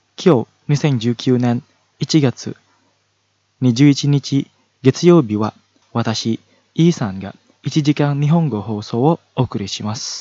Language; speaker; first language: Japanese; non-native, fluent; Indonesian